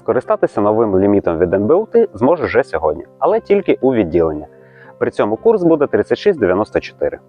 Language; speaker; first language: Ukrainian; native; Ukrainian